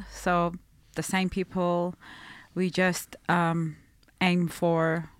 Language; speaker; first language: English; non-native, fluent; Persian